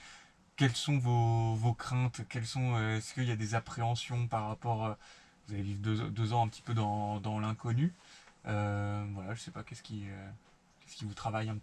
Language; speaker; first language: French; native; French